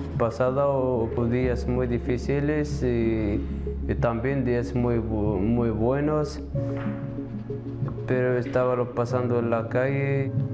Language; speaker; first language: Spanish; non-native, learner; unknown